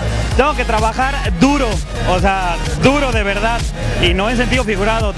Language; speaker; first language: Spanish; native; Spanish